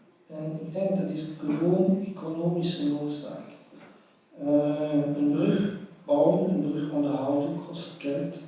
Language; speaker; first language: Dutch; non-native, local second language; French